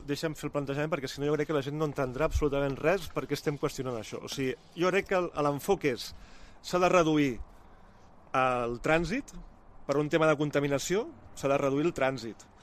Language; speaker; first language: Catalan; native; Catalan